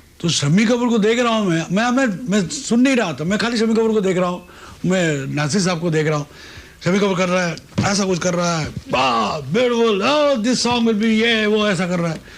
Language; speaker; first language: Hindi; non-native, local second language; Bangla